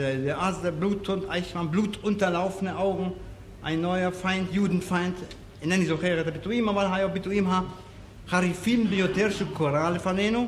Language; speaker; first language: Hebrew; non-native, fluent; German